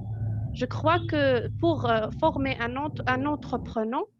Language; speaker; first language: French; non-native, local second language; Arabic